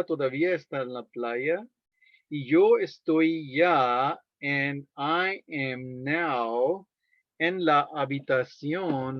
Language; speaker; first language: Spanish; non-native, fluent; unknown